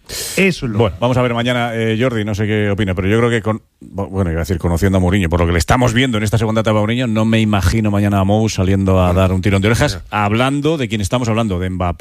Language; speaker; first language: Spanish; native; Spanish